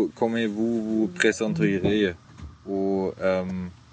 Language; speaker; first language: French; non-native, learner; German